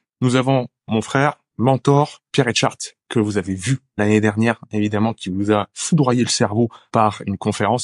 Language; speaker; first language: French; native; French